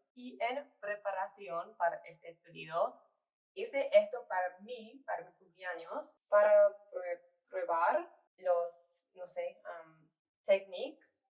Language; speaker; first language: Spanish; non-native, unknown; English